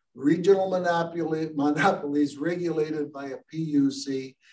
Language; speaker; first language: English; native; English